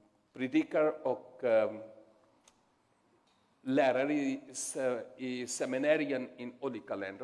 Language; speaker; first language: Swedish; non-native, learner; Urdu